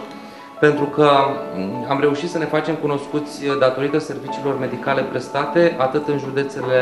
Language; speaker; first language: Romanian; native; Romanian